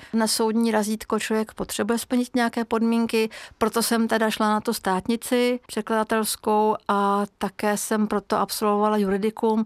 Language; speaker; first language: Czech; non-native, fluent; Hungarian